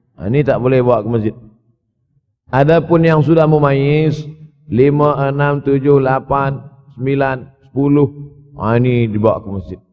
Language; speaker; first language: Malay; native; Malay